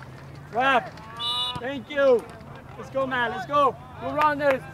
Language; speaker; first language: English; native; English